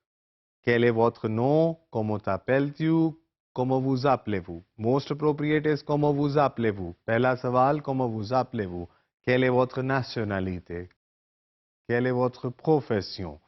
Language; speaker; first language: French; non-native, fluent; Urdu